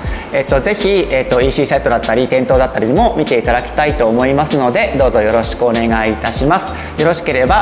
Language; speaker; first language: Japanese; native; Japanese